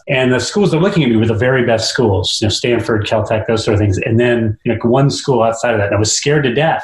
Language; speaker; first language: English; native; English